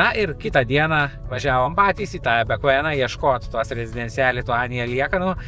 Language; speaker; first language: Lithuanian; native; Lithuanian